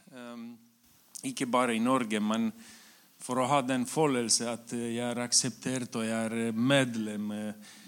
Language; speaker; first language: Norwegian; non-native, fluent; Romanian